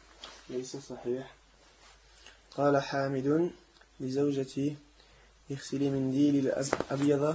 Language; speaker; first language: Arabic; non-native, learner; French